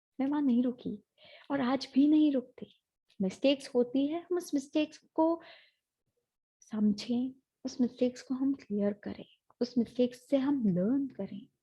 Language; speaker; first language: Hindi; native; Hindi